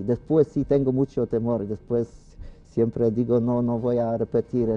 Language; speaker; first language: Spanish; non-native, fluent; Polish